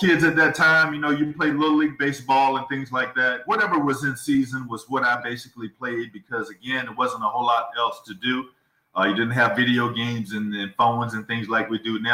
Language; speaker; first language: English; native; English